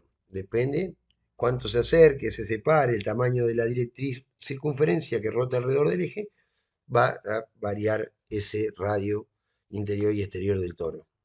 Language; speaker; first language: Spanish; native; Spanish